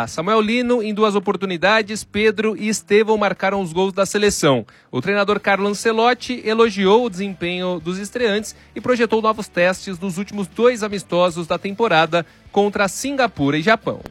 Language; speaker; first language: Portuguese; native; Portuguese